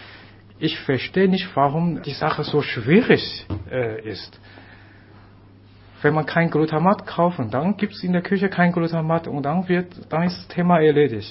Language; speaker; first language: German; non-native, fluent; Chinese